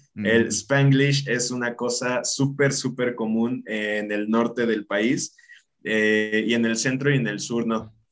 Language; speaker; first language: Spanish; native; Spanish